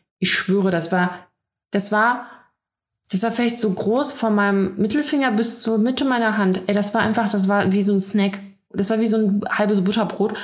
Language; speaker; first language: German; early bilingual, other home language; Russian